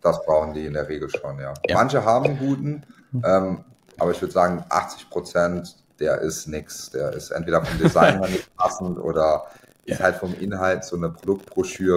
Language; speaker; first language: German; native; German